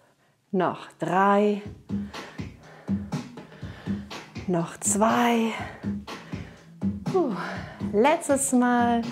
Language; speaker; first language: German; native; German